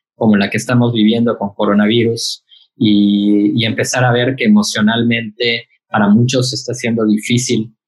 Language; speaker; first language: Spanish; native; Spanish